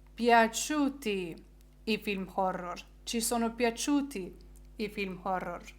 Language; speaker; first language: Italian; non-native, fluent; Ukrainian